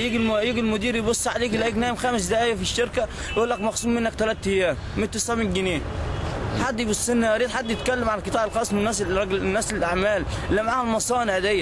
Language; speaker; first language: Arabic; native; Arabic